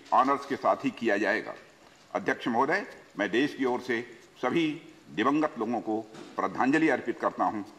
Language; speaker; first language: Hindi; native; Hindi